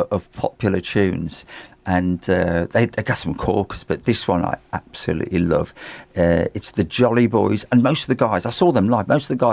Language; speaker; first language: English; native; English